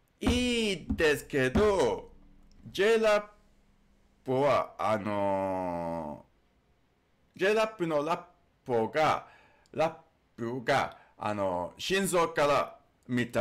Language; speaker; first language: Japanese; non-native, learner; English